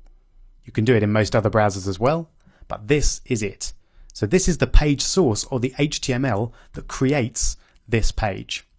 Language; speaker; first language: English; native; English